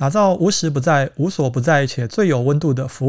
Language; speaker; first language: Chinese; native; Chinese